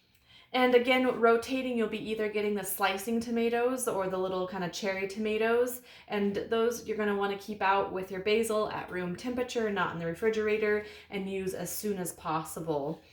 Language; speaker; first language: English; native; English